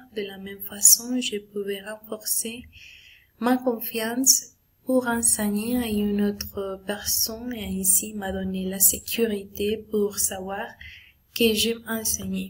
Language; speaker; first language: French; non-native, learner; Spanish